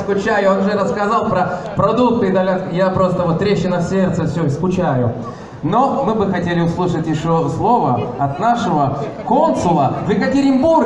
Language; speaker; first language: Russian; non-native, fluent; Italian